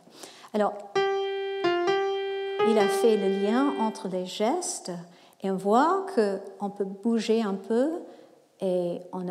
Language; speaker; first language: French; non-native, fluent; English